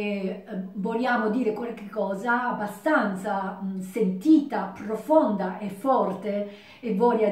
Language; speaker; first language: Italian; non-native, learner; Japanese